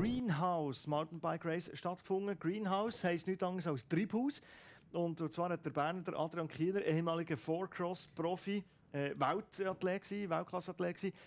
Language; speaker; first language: German; native; German